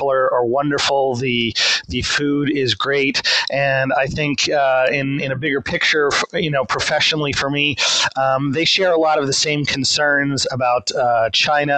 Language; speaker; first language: English; native; English